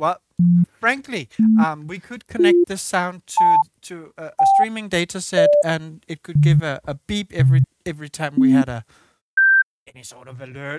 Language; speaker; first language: English; non-native, fluent; Danish